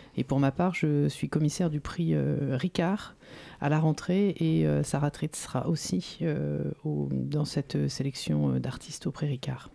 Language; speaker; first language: French; native; French